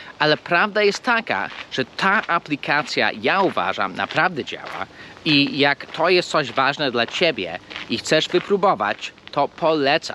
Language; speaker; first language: Polish; non-native, fluent; English